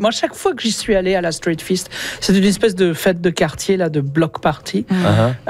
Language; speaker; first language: French; native; French